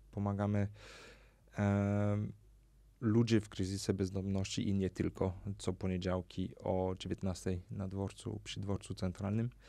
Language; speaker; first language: Polish; non-native, fluent; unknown